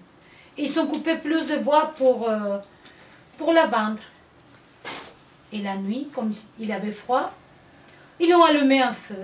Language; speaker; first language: French; non-native, fluent; Spanish